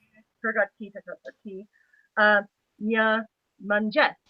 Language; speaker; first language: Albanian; non-native, learner; English